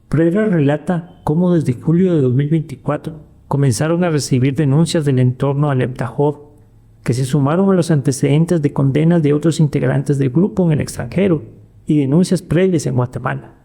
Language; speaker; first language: Spanish; native; Spanish